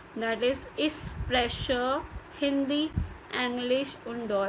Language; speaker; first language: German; non-native, fluent; Hindi